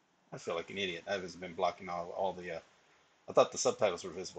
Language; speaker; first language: English; native; English